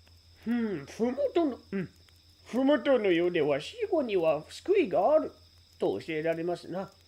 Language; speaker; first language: Japanese; native; Japanese